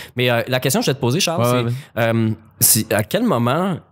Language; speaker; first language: French; native; French